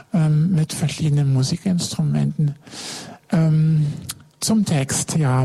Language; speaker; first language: German; native; German